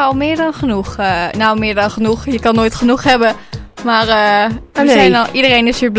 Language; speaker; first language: Dutch; native; Dutch